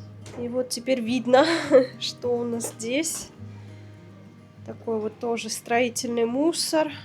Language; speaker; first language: Russian; native; Russian